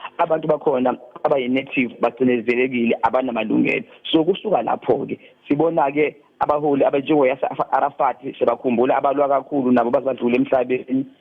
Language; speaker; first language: Zulu; native; Zulu